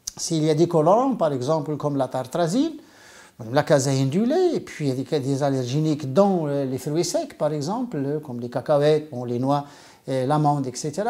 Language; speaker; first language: French; non-native, local second language; Arabic